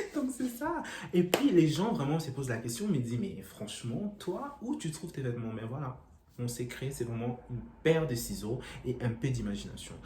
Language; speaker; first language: French; non-native, local second language; Lingala